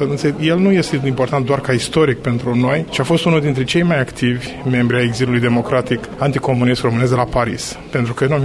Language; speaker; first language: Romanian; native; Romanian